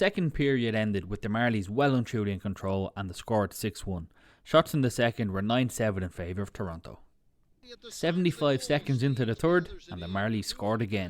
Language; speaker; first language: English; native; English